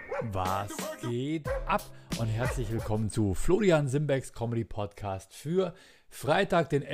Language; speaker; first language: German; native; German